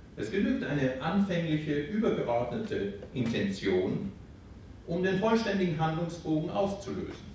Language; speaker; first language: German; native; German